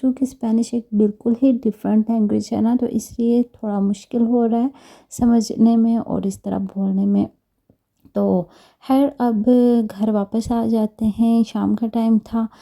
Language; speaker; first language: Urdu; native; Urdu